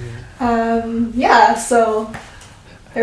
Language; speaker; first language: English; early bilingual, other home language; Korean